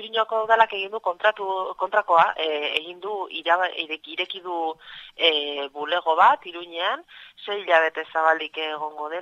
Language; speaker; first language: Basque; native; Basque